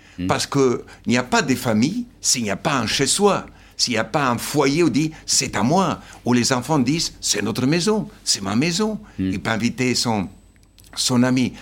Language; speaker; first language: French; non-native, fluent; Slovenian